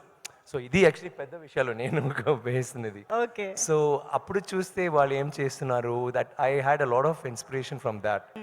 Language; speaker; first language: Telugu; non-native, learner; Tamil